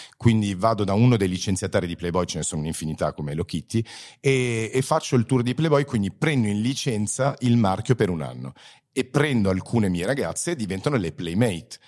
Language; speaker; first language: Italian; early bilingual, heritage; Italian